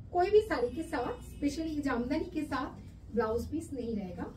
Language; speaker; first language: Hindi; non-native, local second language; Bangla